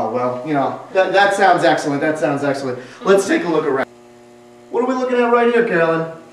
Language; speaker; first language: English; native; English